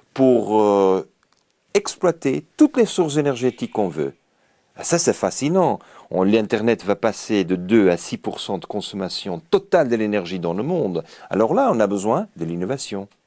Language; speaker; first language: French; native; French